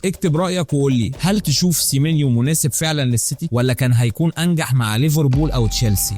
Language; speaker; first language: Arabic; native; Arabic